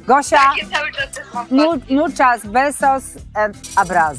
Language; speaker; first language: Spanish; non-native, learner; Polish